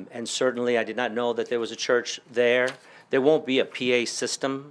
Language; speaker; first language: English; early bilingual, other home language; Spanish